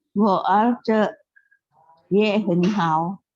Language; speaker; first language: Chinese; non-native, learner; Indonesian